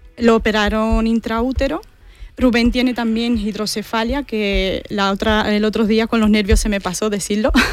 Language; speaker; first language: Spanish; non-native, fluent; Romanian